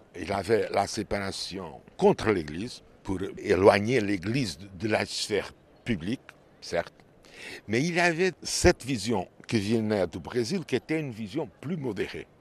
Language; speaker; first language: French; non-native, fluent; Portuguese